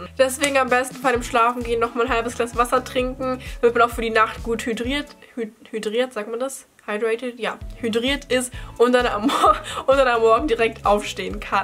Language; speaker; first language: German; native; German